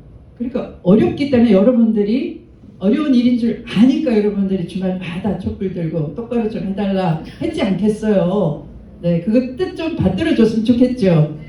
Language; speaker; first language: Korean; native; Korean